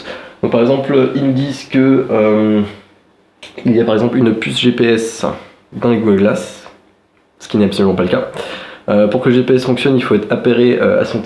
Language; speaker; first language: French; native; French